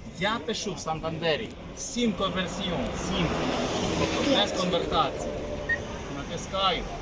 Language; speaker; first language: Ukrainian; native; Ukrainian